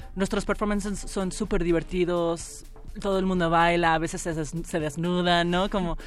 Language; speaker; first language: Spanish; early bilingual, heritage; Spanish